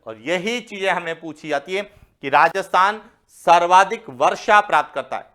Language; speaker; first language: Hindi; native; Hindi